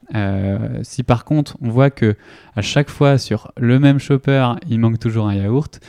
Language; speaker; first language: French; native; French